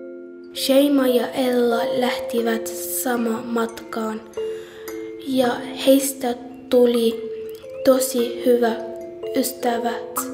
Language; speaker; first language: Finnish; non-native, learner; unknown